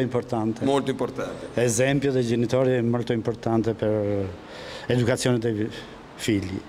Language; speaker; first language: Italian; non-native, learner; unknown